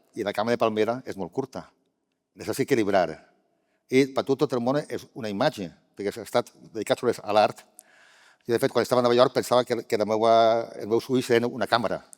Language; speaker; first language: Catalan; native; Catalan